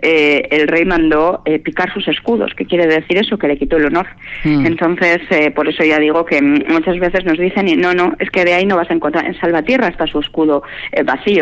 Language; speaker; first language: Spanish; native; Spanish